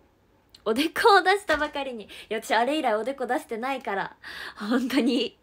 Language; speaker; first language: Japanese; native; Japanese